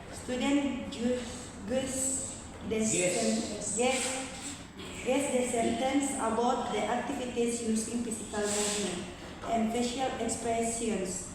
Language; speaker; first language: English; non-native, learner; Indonesian